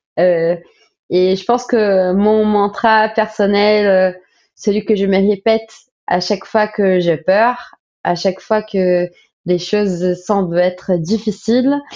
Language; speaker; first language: French; non-native, fluent; Portuguese